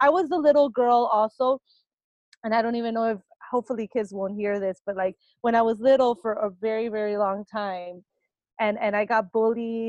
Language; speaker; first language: English; early bilingual, other home language; Spanish